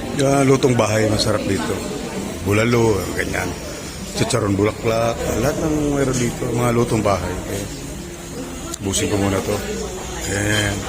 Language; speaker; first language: Filipino; non-native, local second language; Bikol